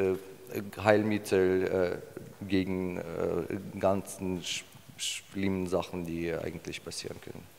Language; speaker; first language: German; non-native, learner; Ukrainian